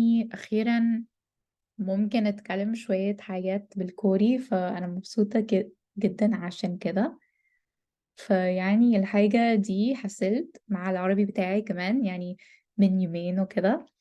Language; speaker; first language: Arabic; non-native, learner; English